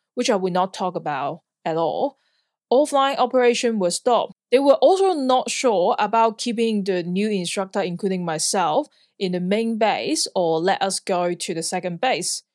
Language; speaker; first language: English; non-native, local second language; Cantonese